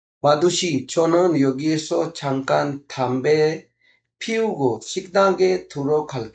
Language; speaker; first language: Korean; non-native, fluent; Urdu